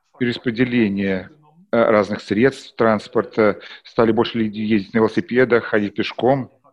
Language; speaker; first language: Russian; non-native, fluent; German